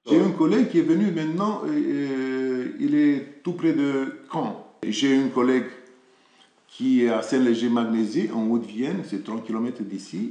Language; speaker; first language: French; non-native, fluent; Romanian